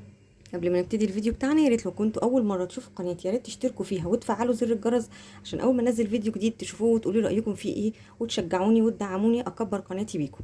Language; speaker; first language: Arabic; native; Arabic